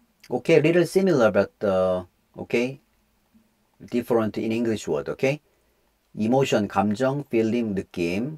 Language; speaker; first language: English; non-native, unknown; Korean